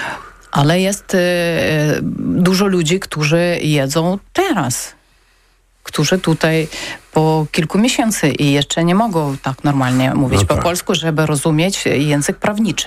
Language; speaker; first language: Polish; non-native, learner; Ukrainian